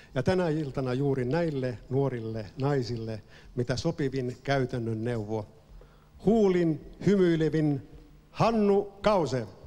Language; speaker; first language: Finnish; native; Finnish